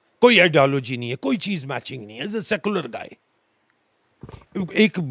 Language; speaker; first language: Hindi; non-native, local second language; Dogri